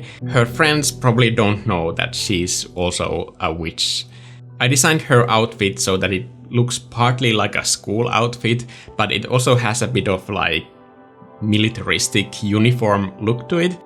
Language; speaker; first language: English; non-native, fluent; Finnish